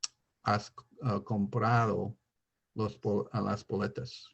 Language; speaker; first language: Spanish; non-native, learner; English